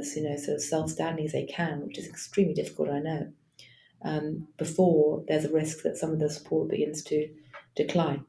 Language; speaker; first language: English; native; English